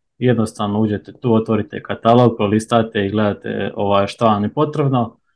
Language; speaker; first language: Croatian; native; Croatian